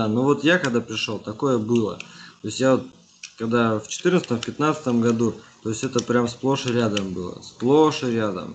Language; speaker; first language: Russian; native; Russian